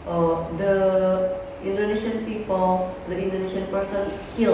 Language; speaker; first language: English; non-native, learner; Indonesian